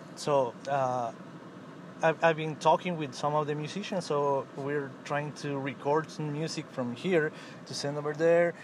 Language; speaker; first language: English; non-native, learner; Spanish